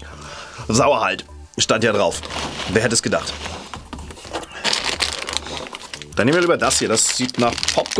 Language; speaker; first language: German; native; German